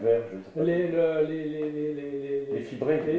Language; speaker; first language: French; native; French